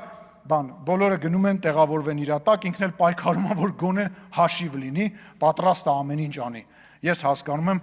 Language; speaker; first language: Armenian; native; Armenian